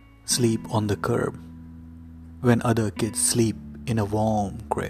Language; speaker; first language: English; non-native, local second language; Hindi